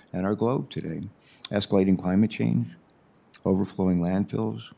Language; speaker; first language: English; native; English